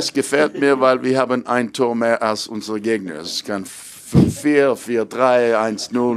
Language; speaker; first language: German; non-native, learner; English